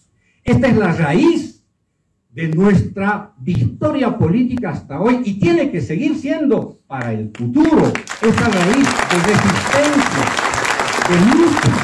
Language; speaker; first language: Spanish; native; Spanish